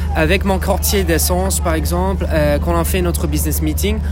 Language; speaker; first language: French; non-native, fluent; English